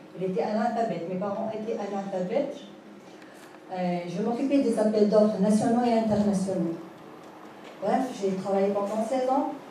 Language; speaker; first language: French; non-native, local second language; Arabic